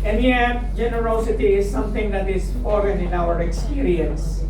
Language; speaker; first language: English; non-native, local second language; Filipino